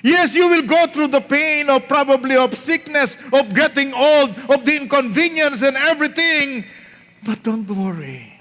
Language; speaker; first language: English; non-native, local second language; Filipino